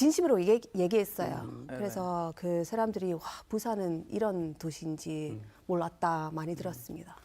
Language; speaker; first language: Korean; non-native, fluent; English